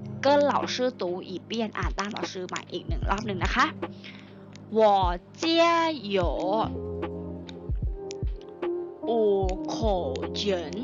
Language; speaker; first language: Chinese; non-native, fluent; Thai